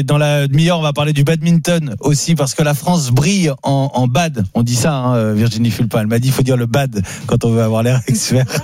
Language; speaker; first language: French; native; French